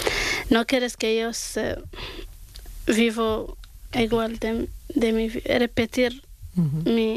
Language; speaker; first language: Spanish; non-native, learner; Arabic